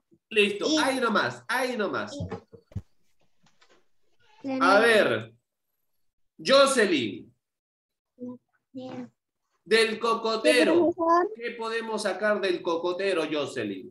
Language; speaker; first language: Spanish; native; Spanish